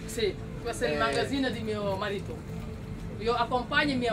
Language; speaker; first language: Italian; non-native, learner; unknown